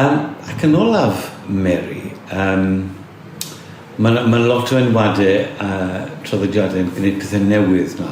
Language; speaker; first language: Welsh; native; Welsh